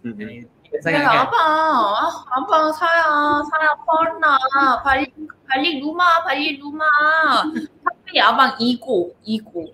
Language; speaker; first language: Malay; non-native, learner; Korean